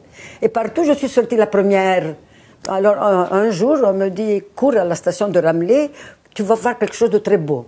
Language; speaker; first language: French; non-native, fluent; Greek